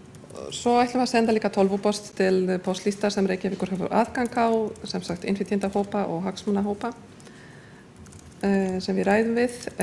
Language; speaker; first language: Icelandic; non-native, fluent; Polish